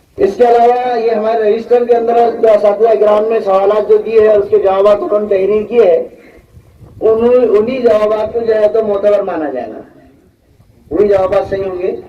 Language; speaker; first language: Urdu; native; Urdu